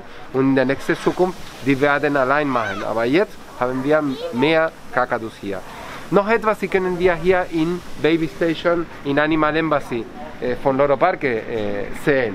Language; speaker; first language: German; non-native, fluent; Spanish